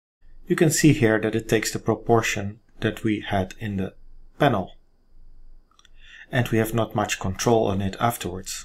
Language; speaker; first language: English; non-native, fluent; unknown